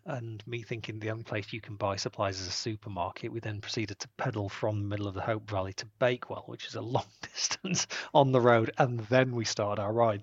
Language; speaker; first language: English; native; English